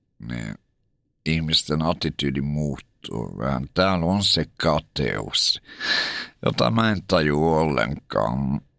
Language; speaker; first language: Finnish; native; Finnish